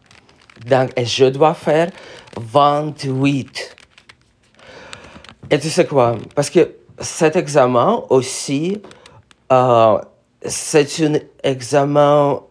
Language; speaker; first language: French; non-native, learner; Russian